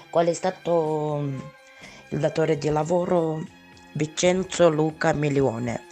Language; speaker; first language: Italian; non-native, learner; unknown